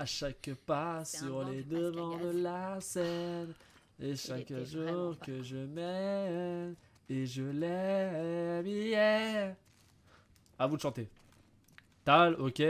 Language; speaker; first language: French; native; French